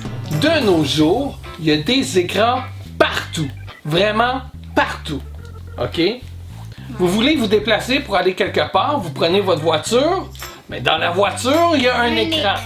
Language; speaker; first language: French; native; French